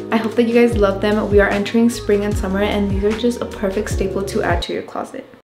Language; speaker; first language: English; early bilingual, other home language; Spanish